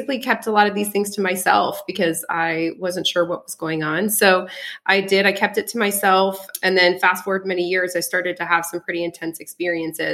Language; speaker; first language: English; early bilingual, other home language; French